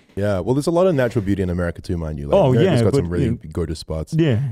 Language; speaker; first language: English; native; English